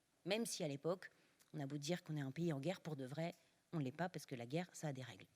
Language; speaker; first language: French; native; French